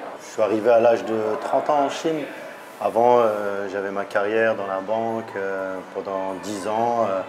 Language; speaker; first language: French; native; French